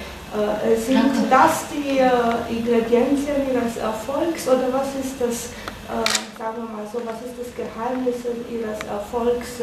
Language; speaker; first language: German; non-native, fluent; Romanian